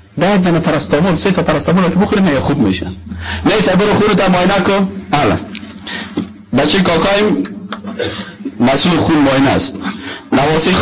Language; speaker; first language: Persian; native; Persian